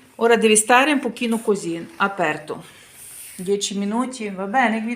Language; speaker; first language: Italian; non-native, fluent; Ukrainian